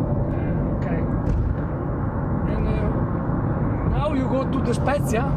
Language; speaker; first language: English; non-native, learner; Italian